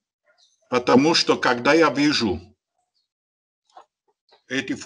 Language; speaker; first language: Russian; non-native, learner; Slovak